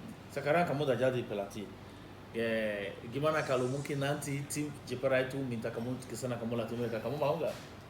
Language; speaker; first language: Indonesian; non-native, fluent; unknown